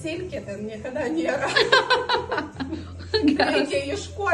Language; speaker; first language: Lithuanian; non-native, learner; Russian